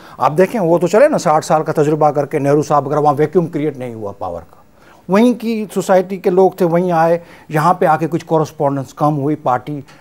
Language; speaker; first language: Urdu; non-native, local second language; Sindhi